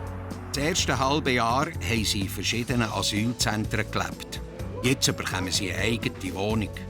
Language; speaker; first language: German; native; German